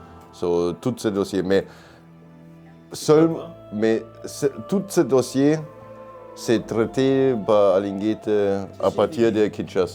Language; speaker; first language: French; non-native, fluent; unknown